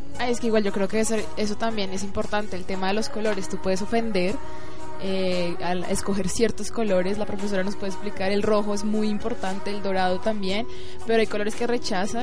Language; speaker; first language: Spanish; native; Spanish